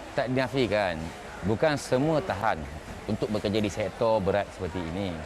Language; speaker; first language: Malay; native; Malay